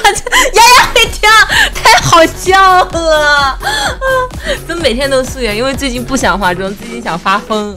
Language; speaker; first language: Chinese; native; Chinese